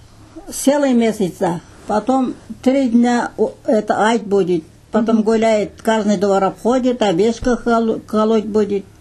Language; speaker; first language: Russian; non-native, local second language; Kazakh